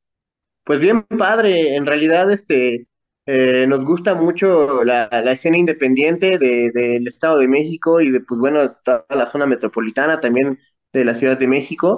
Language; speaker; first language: Spanish; native; Spanish